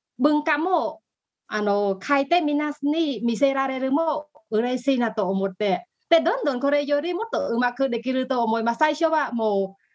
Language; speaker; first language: Japanese; non-native, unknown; Khmer